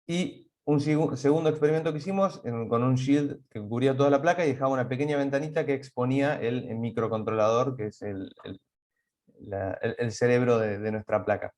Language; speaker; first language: Spanish; native; Spanish